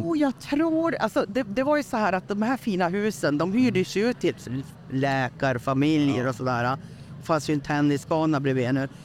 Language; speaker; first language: Swedish; native; Swedish